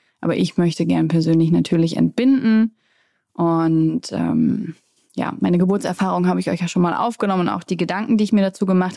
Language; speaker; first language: German; native; German